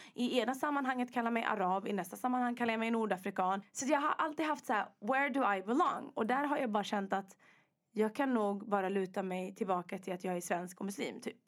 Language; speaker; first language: Swedish; native; Swedish